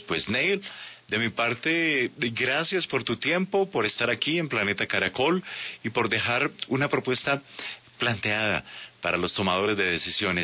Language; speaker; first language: Spanish; native; Spanish